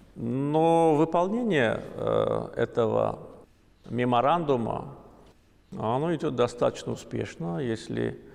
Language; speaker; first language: Russian; non-native, local second language; Azerbaijani